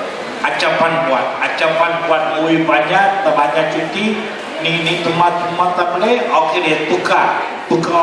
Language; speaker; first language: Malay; non-native, local second language; Tamil